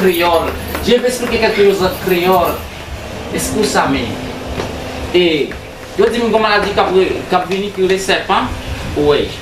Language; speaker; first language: French; non-native, learner; Haitian Creole